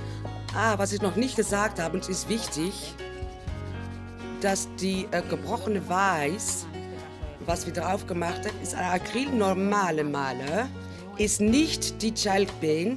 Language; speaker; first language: German; non-native, fluent; Spanish